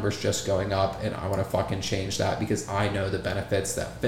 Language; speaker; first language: English; native; English